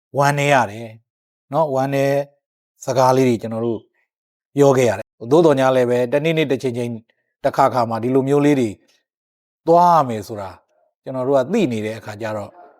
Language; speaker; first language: Burmese; native; Burmese